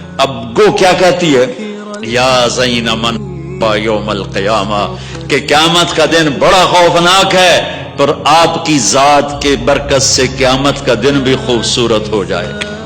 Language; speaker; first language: Urdu; non-native, local second language; Punjabi